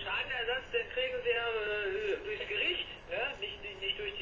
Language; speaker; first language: German; native; German